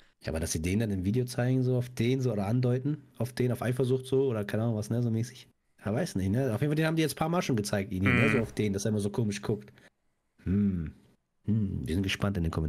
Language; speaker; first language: German; native; German